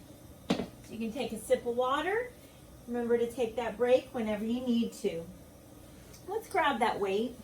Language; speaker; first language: English; native; English